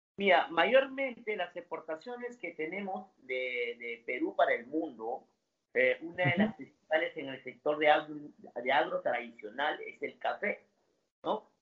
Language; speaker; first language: Spanish; native; Spanish